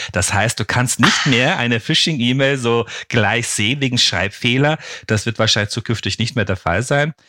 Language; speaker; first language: German; non-native, fluent; Turkish